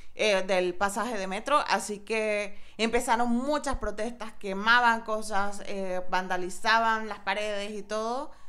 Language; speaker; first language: Spanish; native; Spanish